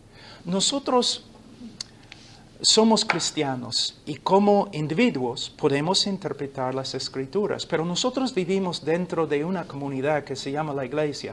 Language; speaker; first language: Spanish; non-native, fluent; English